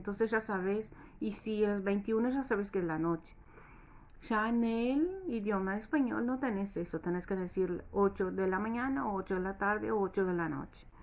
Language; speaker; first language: Spanish; non-native, fluent; Portuguese